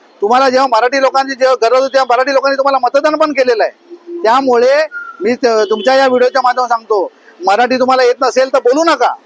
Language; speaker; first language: Marathi; native; Marathi